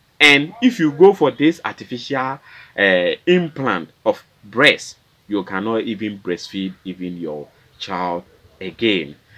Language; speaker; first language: English; non-native, local second language; Akan